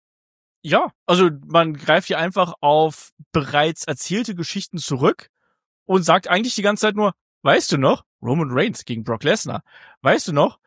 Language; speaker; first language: German; native; German